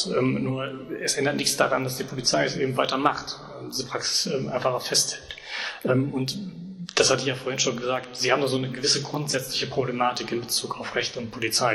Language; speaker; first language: German; native; German